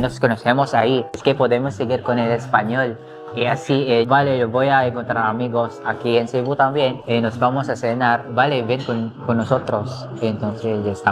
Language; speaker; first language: Spanish; non-native, fluent; Cebuano